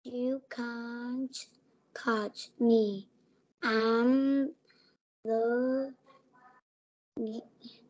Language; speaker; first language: English; non-native, learner; Vietnamese